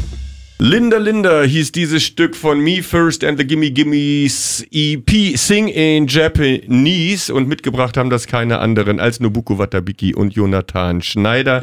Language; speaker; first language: German; native; German